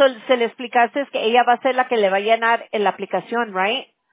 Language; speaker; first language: Spanish; early bilingual, other home language; English